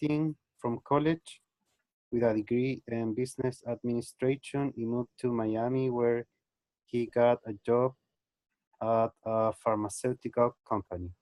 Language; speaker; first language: English; non-native, learner; Spanish